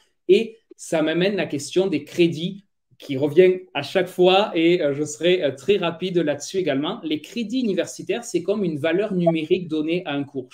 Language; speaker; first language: French; native; French